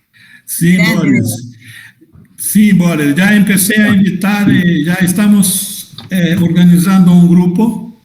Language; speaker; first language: Spanish; non-native, fluent; Portuguese